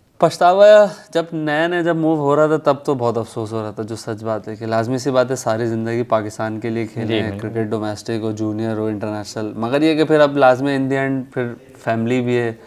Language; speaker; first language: Urdu; native; Urdu